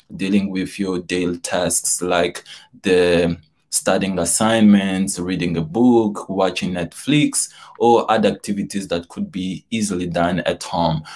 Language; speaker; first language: English; non-native, fluent; Portuguese